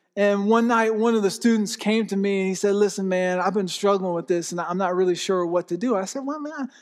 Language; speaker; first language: English; native; English